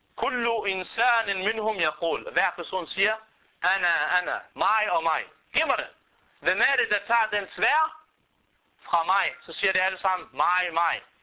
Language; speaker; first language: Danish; non-native, fluent; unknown